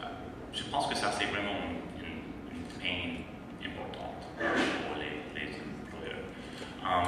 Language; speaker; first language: French; non-native, fluent; English